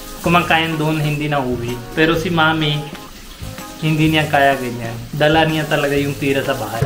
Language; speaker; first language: Filipino; non-native, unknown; Punjabi